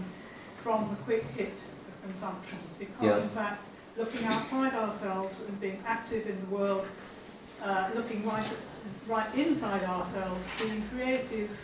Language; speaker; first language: English; native; English